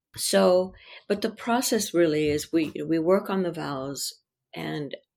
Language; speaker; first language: English; early bilingual, other home language; French